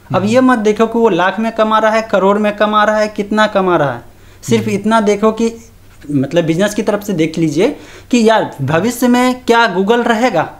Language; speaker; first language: Hindi; native; Hindi